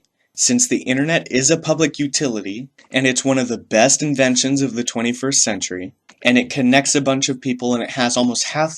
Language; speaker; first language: English; native; English